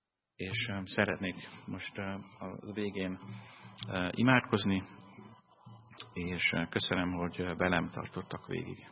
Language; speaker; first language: Hungarian; non-native, fluent; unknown